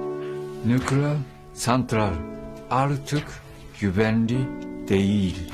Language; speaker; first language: Turkish; non-native, learner; Japanese